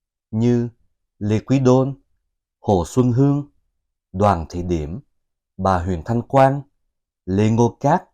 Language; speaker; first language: Vietnamese; native; Vietnamese